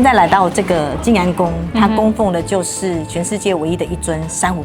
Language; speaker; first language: Chinese; native; Chinese